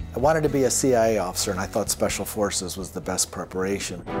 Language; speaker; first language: English; native; English